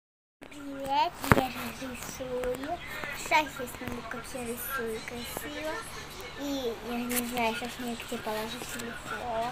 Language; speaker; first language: Russian; early bilingual, heritage; Russian